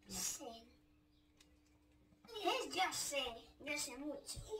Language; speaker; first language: Spanish; early bilingual, other home language; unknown